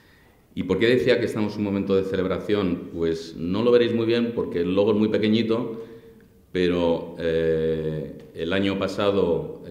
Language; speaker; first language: Spanish; native; Spanish